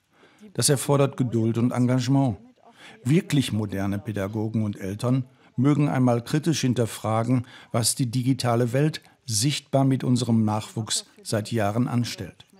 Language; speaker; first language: German; native; German